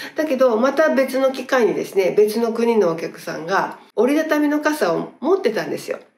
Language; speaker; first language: Japanese; native; Japanese